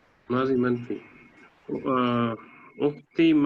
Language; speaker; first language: Arabic; non-native, learner; Urdu